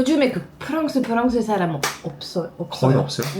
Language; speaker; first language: Korean; non-native, learner; French